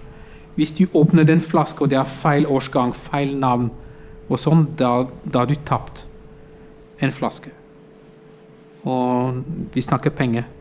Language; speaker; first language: Norwegian; non-native, fluent; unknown